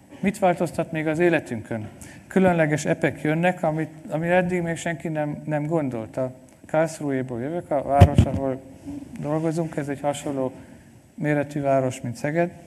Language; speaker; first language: Hungarian; non-native, fluent; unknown